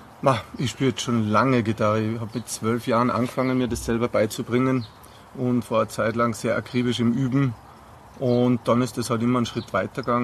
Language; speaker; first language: German; native; German